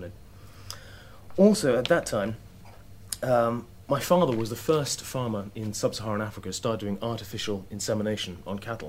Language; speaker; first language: English; native; English